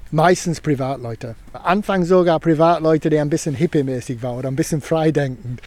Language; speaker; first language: German; non-native, fluent; English